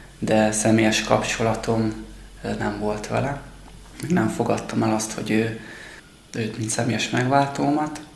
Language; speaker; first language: Hungarian; native; Hungarian